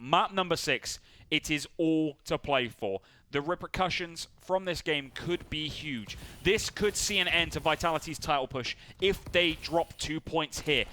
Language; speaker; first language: English; native; English